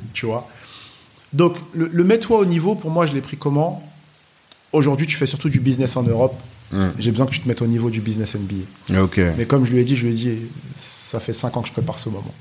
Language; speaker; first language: French; native; French